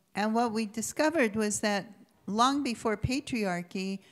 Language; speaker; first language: English; native; English